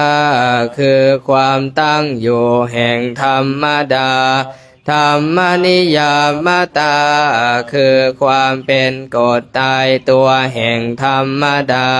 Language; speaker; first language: Thai; native; Thai